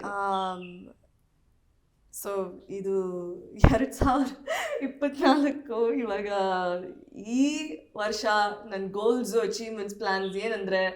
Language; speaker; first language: Kannada; early bilingual, heritage; Kannada